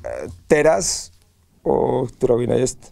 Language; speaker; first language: Polish; non-native, learner; Spanish